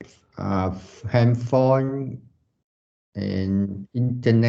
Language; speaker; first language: English; non-native, learner; Vietnamese